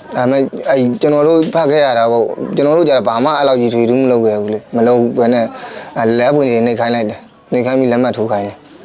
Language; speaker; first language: Burmese; native; Burmese